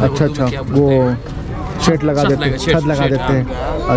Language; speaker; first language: Hindi; native; Hindi